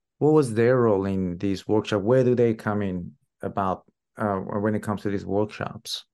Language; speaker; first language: English; non-native, fluent; Persian